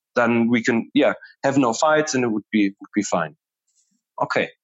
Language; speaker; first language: English; non-native, fluent; German